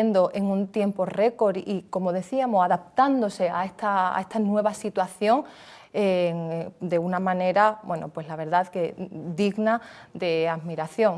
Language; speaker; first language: Spanish; native; Spanish